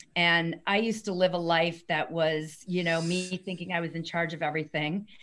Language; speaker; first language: English; native; English